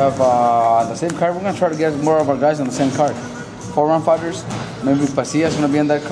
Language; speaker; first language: English; native; English